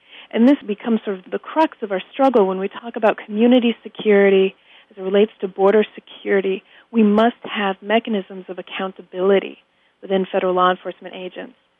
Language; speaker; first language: English; native; English